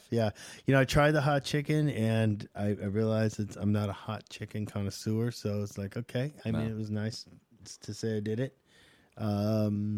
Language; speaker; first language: English; native; English